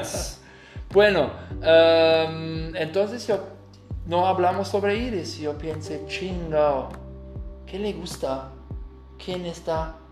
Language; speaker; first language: Spanish; non-native, learner; German